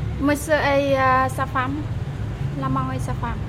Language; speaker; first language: French; non-native, learner; Vietnamese